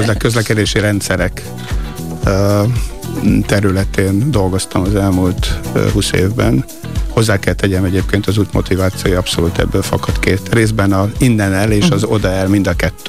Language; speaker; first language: Hungarian; native; Hungarian